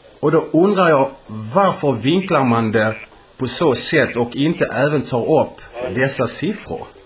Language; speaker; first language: Swedish; non-native, fluent; Polish